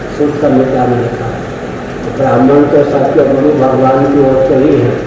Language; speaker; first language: Hindi; non-native, local second language; Maithili